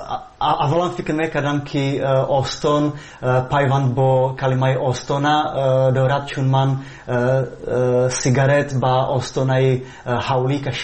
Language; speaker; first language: Persian; non-native, fluent; Czech